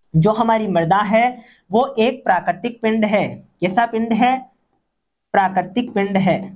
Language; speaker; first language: Hindi; non-native, local second language; Rajasthani